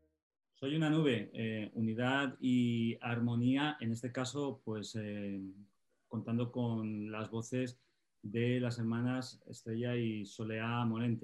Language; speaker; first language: Spanish; native; Spanish